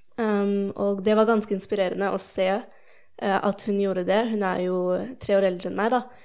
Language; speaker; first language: Norwegian; early bilingual, other home language; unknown